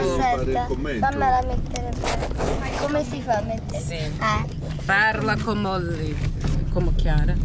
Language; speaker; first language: Italian; non-native, learner; Portuguese